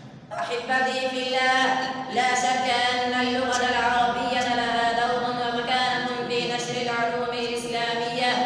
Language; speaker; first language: Arabic; non-native, fluent; Urdu